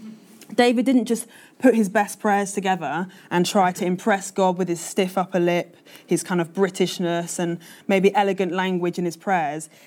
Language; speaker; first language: English; native; English